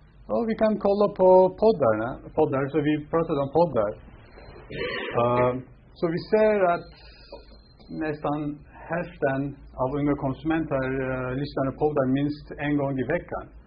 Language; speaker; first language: Swedish; non-native, fluent; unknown